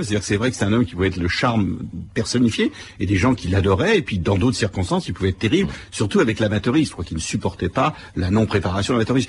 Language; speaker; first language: French; native; French